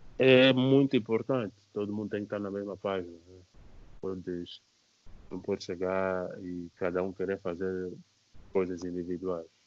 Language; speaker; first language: Portuguese; native; Portuguese